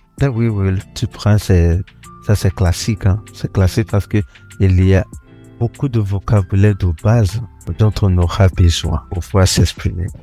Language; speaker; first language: French; non-native, fluent; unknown